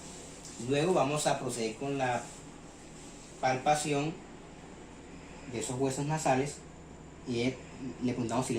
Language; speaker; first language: Spanish; native; Spanish